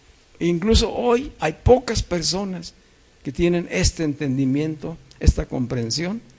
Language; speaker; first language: Spanish; native; Spanish